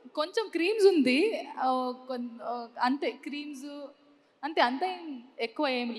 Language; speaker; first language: Telugu; non-native, learner; Kannada